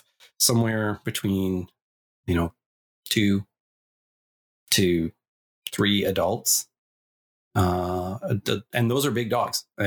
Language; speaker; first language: English; native; English